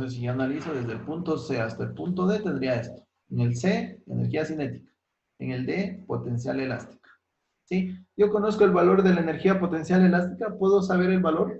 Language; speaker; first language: Spanish; native; Spanish